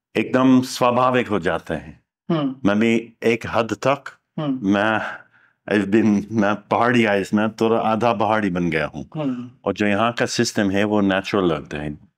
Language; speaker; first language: Hindi; non-native, fluent; English